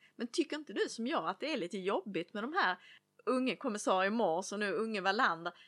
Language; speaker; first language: Swedish; native; Swedish